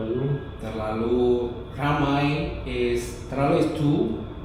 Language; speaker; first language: English; non-native, local second language; Indonesian